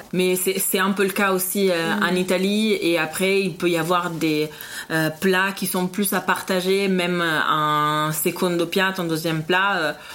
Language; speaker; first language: French; non-native, fluent; Italian